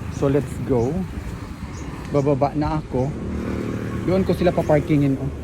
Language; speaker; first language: Filipino; non-native, local second language; Cebuano